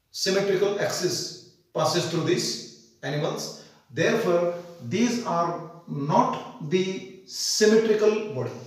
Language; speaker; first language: English; non-native, local second language; Marathi